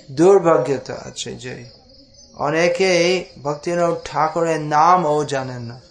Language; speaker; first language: Bangla; non-native, fluent; English